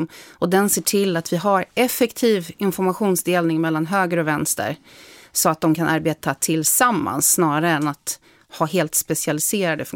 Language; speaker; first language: Swedish; native; Swedish